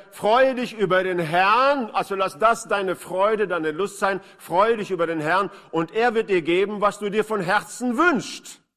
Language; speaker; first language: German; non-native, fluent; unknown